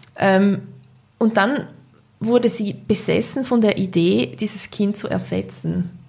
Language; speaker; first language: German; native; German